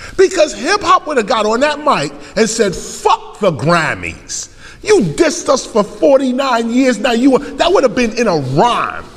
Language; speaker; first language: English; native; English